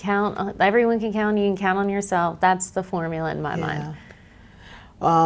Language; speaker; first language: English; native; English